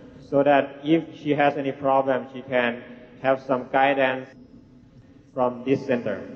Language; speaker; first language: English; non-native, fluent; Thai